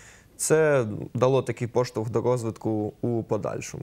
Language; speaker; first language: Ukrainian; native; Ukrainian